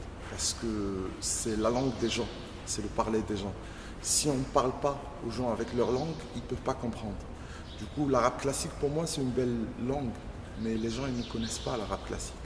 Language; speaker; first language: French; non-native, local second language; Arabic